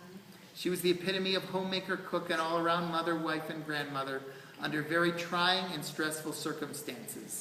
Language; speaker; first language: English; native; English